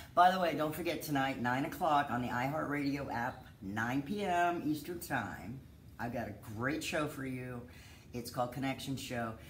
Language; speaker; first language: English; native; English